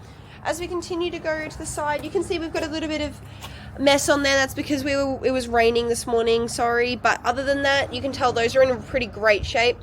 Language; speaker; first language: English; native; English